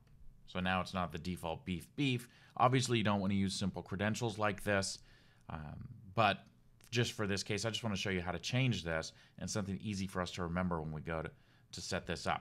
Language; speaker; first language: English; native; English